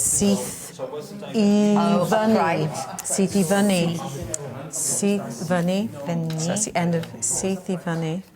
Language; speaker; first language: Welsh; non-native, learner; English